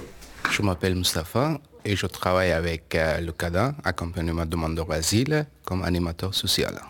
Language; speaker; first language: French; non-native, learner; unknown